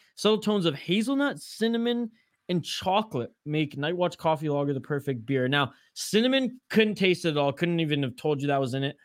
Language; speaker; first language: English; native; English